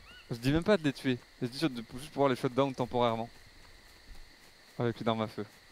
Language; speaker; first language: French; native; French